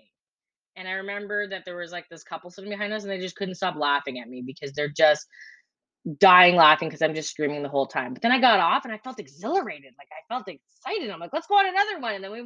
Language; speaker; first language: English; native; English